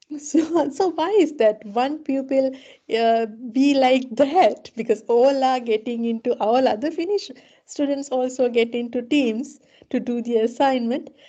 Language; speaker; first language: English; non-native, local second language; Sinhala